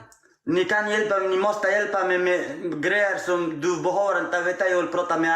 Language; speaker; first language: Swedish; non-native, learner; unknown